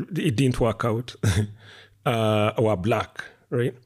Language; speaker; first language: English; non-native, local second language; Kikuyu